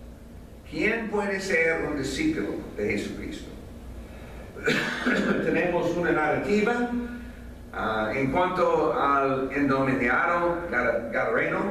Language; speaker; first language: Spanish; non-native, fluent; English